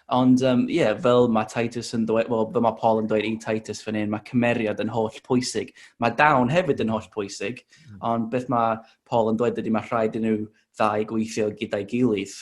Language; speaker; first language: Welsh; non-native, fluent; English